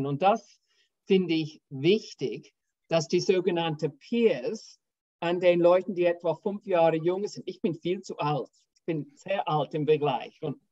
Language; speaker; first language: German; non-native, fluent; English